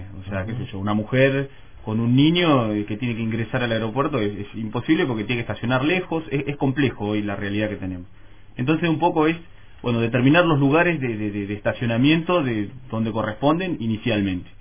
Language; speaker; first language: Spanish; native; Spanish